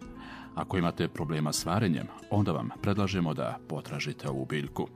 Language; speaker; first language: Croatian; native; Croatian